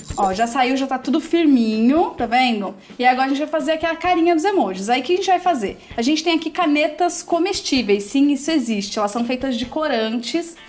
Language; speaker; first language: Portuguese; native; Portuguese